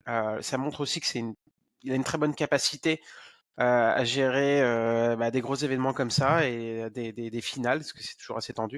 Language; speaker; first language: French; native; French